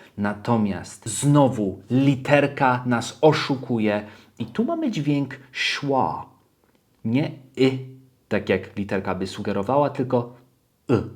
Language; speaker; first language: Polish; early bilingual, heritage; Polish